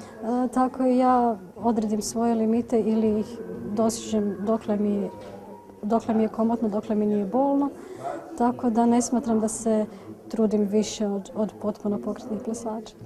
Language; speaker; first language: Bosnian; native; Bosnian